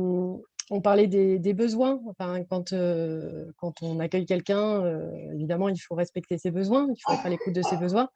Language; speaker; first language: French; native; French